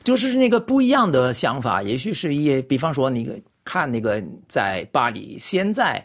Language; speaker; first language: Chinese; non-native, fluent; French